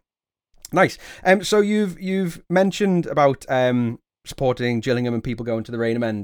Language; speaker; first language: English; native; English